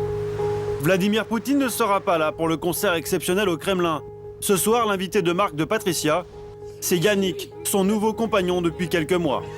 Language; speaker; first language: French; native; French